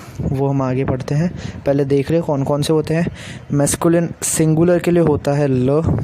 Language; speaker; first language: Hindi; native; Hindi